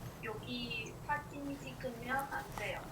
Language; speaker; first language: Korean; non-native, learner; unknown